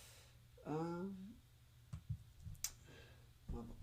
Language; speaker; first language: Japanese; non-native, learner; English